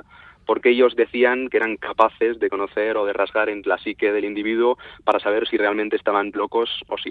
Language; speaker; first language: Spanish; native; Spanish